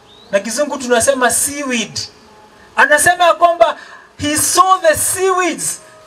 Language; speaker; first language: English; non-native, local second language; Swahili